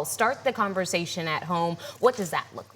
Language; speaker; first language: English; native; English